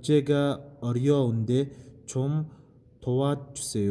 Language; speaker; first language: Korean; non-native, fluent; Mongolian